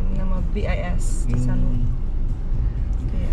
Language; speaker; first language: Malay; non-native, learner; English